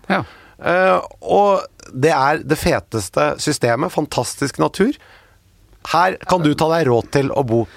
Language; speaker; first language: Norwegian; native; Norwegian